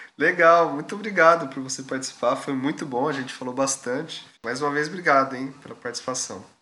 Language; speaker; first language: Portuguese; native; Portuguese